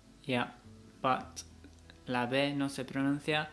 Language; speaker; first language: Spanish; non-native, fluent; English